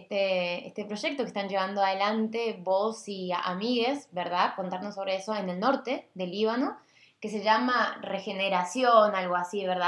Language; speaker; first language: Spanish; native; Spanish